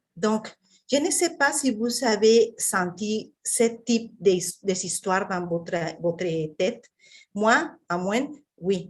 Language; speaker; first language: French; non-native, fluent; Spanish